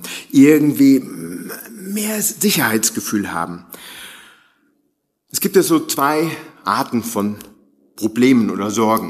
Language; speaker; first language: German; native; German